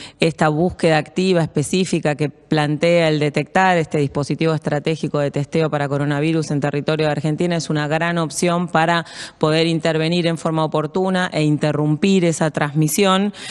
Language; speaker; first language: Spanish; native; Spanish